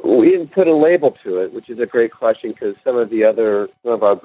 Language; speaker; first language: English; native; English